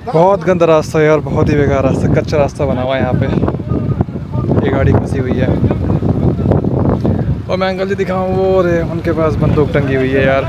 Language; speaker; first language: Hindi; native; Hindi